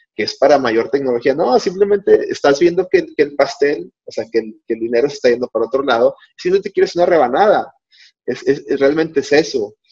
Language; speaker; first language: Spanish; native; Spanish